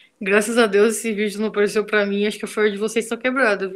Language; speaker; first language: Portuguese; native; Portuguese